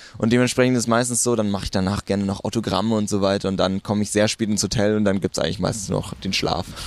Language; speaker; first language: German; native; German